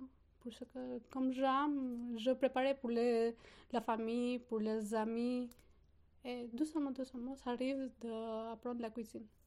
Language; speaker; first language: French; non-native, learner; Albanian